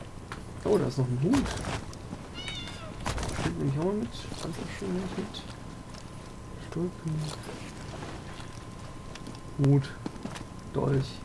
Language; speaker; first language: German; native; German